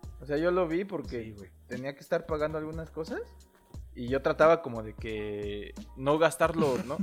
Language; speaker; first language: Spanish; native; Spanish